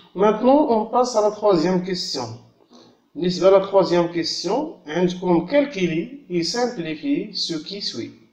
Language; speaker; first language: French; non-native, local second language; Arabic